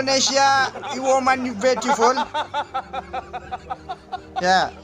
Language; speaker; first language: English; non-native, learner; Sundanese